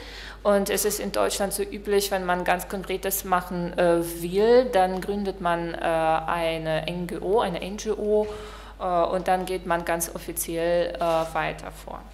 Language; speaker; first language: German; non-native, fluent; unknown